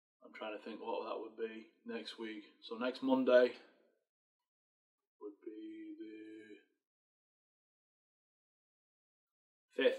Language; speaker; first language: English; native; English